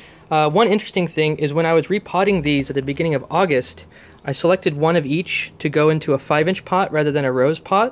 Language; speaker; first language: English; native; English